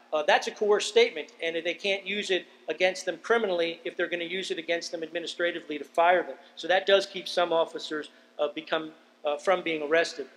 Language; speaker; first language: English; native; English